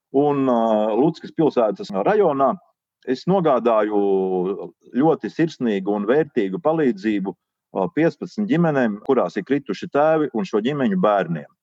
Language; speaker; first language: Latvian; native; Latvian